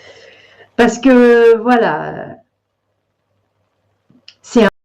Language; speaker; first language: French; native; French